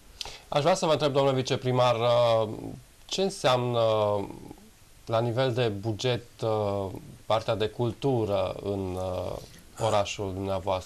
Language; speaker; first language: Romanian; native; Romanian